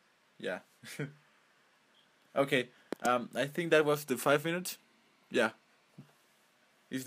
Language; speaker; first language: English; non-native, fluent; Spanish